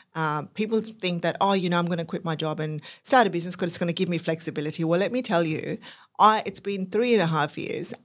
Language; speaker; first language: English; non-native, local second language; Urdu